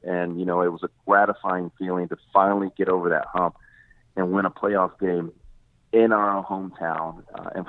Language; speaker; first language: English; native; English